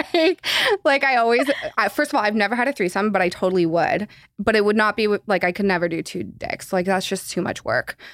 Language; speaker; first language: English; native; English